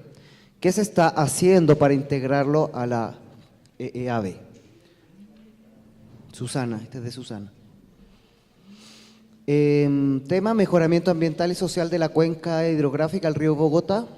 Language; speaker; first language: Spanish; native; Spanish